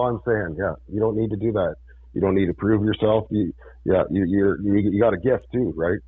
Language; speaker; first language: English; native; English